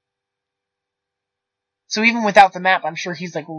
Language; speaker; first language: English; native; English